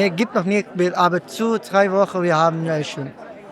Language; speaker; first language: German; non-native, learner; Dutch